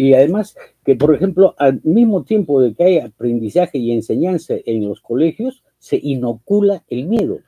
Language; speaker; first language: Spanish; native; Spanish